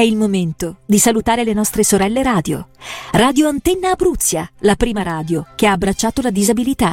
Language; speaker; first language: Italian; native; Italian